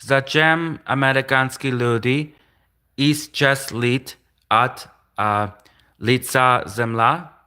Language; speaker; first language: Russian; non-native, learner; English